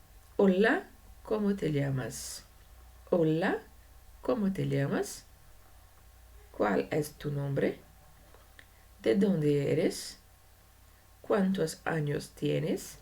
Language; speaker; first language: Spanish; non-native, learner; Portuguese